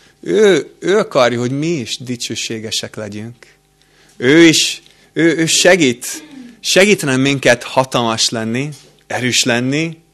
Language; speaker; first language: Hungarian; non-native, fluent; English